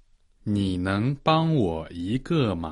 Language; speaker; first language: Chinese; non-native, learner; Portuguese